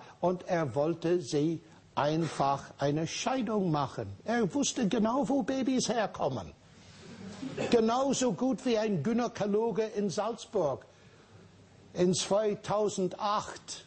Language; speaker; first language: German; non-native, fluent; English